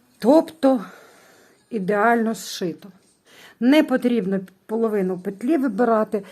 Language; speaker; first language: Ukrainian; non-native, local second language; Russian